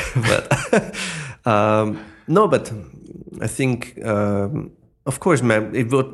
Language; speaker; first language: English; non-native, fluent; German